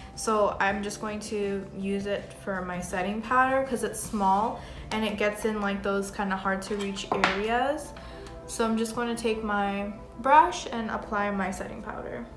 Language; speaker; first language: English; native; English